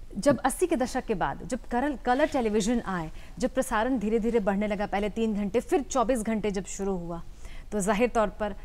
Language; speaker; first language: Hindi; native; Hindi